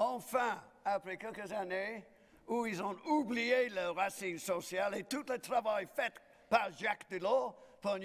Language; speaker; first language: French; non-native, fluent; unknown